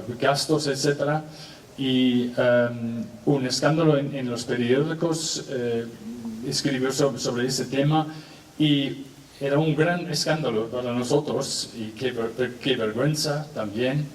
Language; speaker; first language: Spanish; non-native, fluent; English